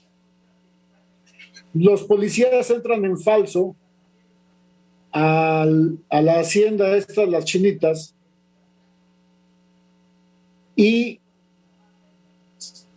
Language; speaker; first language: Spanish; native; Spanish